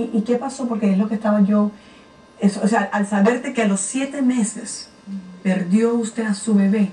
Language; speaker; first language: Spanish; native; Spanish